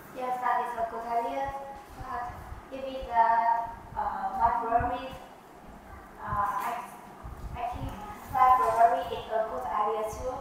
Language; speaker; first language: English; non-native, learner; Vietnamese